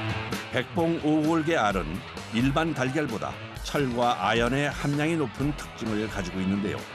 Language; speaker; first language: Korean; native; Korean